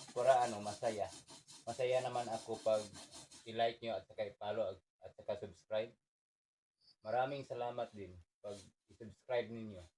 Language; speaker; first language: Filipino; non-native, local second language; Cebuano